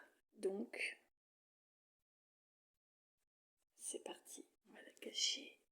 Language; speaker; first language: French; native; French